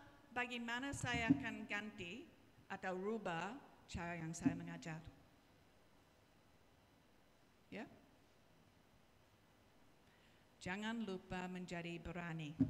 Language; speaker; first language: Indonesian; non-native, learner; English